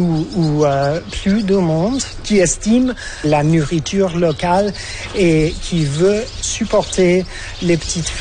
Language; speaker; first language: French; non-native, fluent; English